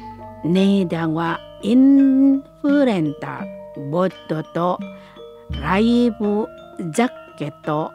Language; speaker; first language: Japanese; non-native, fluent; Indonesian